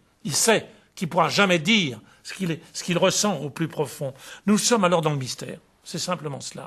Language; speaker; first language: French; native; French